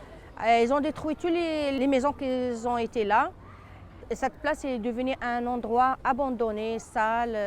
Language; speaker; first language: French; non-native, fluent; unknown